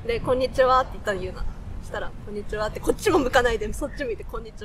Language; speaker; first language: Japanese; native; Japanese